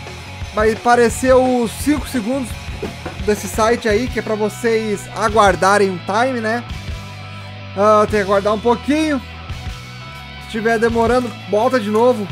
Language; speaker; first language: Portuguese; native; Portuguese